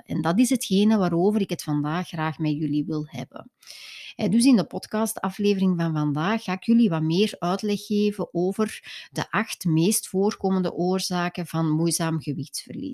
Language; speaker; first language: Dutch; native; Dutch